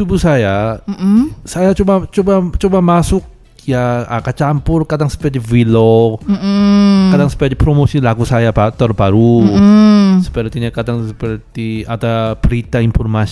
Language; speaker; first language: Indonesian; non-native, fluent; Korean